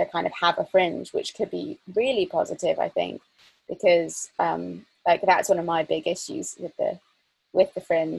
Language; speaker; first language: English; native; English